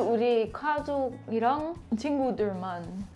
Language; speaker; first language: Korean; non-native, learner; Dutch